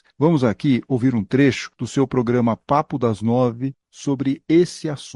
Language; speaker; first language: Portuguese; native; Portuguese